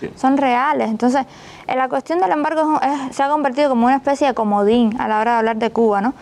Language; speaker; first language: Spanish; native; Spanish